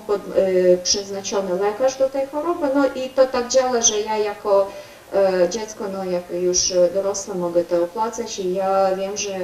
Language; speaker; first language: Polish; non-native, learner; Ukrainian